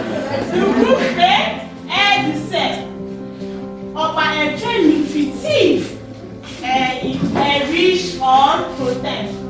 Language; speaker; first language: French; non-native, learner; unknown